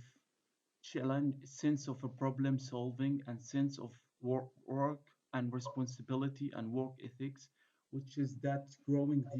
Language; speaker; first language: English; non-native, fluent; Arabic